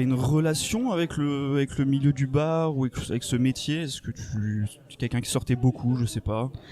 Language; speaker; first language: French; native; French